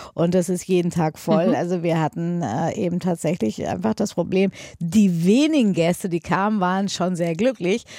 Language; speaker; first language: German; native; German